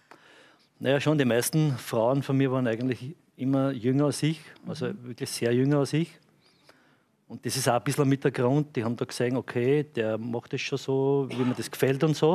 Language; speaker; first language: German; native; German